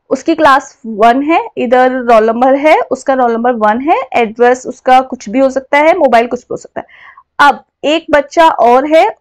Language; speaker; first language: Hindi; native; Hindi